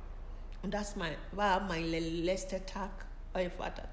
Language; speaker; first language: German; non-native, learner; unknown